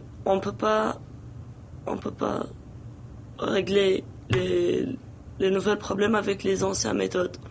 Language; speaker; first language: French; non-native, local second language; Arabic